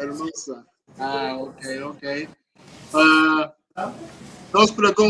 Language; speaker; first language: Spanish; non-native, learner; English